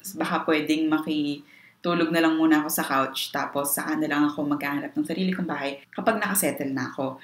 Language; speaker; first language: Filipino; native; Filipino